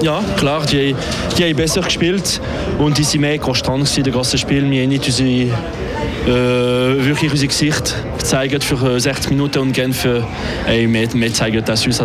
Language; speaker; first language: German; non-native, local second language; French